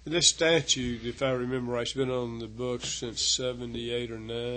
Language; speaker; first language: English; native; English